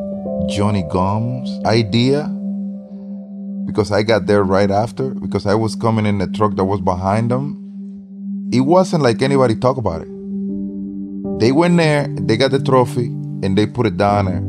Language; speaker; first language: English; non-native, fluent; Spanish